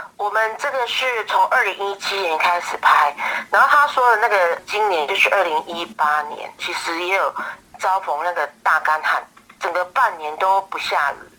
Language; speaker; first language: Chinese; native; Chinese